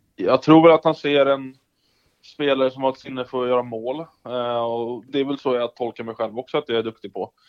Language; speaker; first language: Swedish; native; Swedish